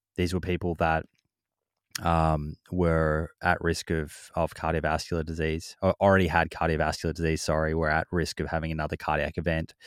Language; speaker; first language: English; native; English